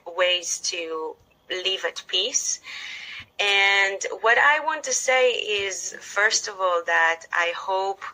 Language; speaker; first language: English; non-native, fluent; Hebrew